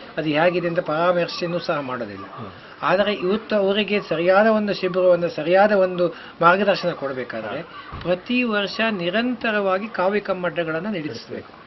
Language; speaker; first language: Kannada; native; Kannada